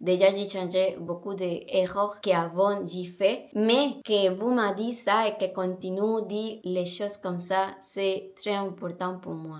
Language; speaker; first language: French; non-native, learner; Spanish